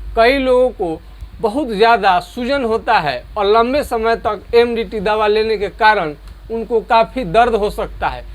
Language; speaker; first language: Hindi; non-native, local second language; Bhojpuri